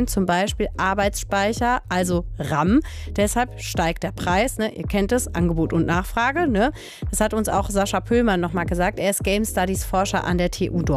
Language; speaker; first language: German; native; German